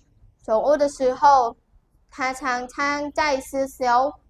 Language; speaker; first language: Chinese; non-native, learner; Khmer